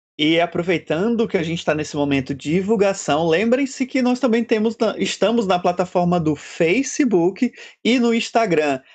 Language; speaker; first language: Portuguese; native; Portuguese